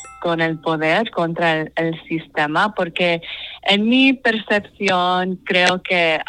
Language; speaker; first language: Spanish; non-native, fluent; English